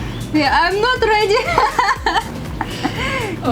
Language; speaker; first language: English; non-native, fluent; Russian